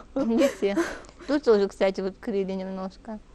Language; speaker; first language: Russian; native; Russian